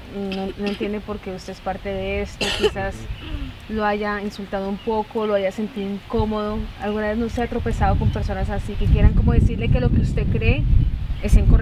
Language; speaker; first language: Spanish; native; Spanish